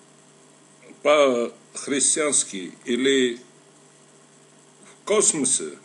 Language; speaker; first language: Russian; non-native, local second language; Armenian